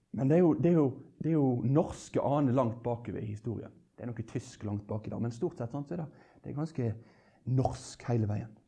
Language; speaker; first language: Norwegian; native; Norwegian